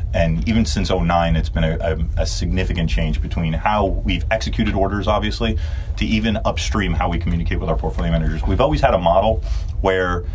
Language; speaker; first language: English; early bilingual, other home language; Turkish